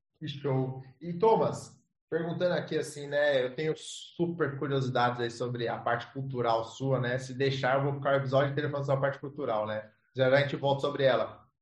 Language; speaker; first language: Portuguese; native; Portuguese